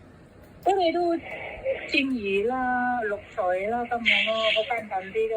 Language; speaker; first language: Cantonese; non-native, learner; Indonesian